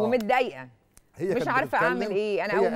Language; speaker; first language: Arabic; native; Arabic